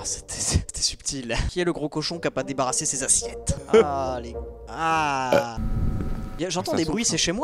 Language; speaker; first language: French; native; French